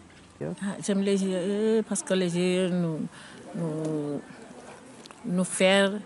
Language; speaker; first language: French; non-native, learner; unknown